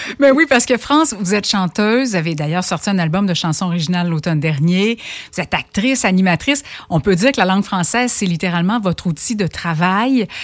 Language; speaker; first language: French; native; French